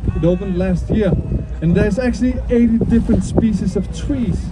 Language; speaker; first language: English; non-native, fluent; Danish